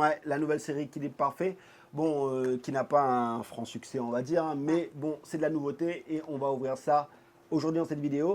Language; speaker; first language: French; native; French